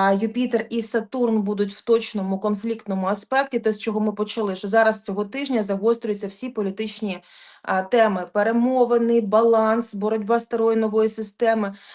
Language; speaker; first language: Ukrainian; non-native, local second language; Russian